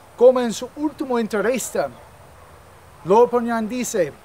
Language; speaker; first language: Spanish; non-native, fluent; English